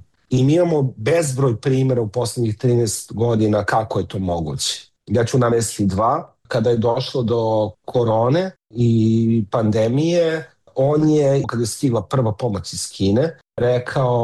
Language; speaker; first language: Serbian; native; Serbian